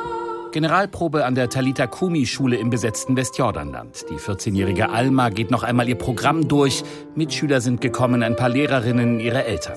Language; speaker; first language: German; native; German